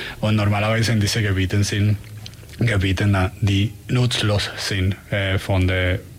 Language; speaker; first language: German; non-native, learner; Spanish